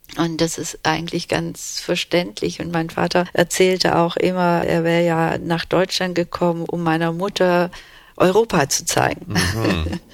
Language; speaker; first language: German; early bilingual, other home language; Turkish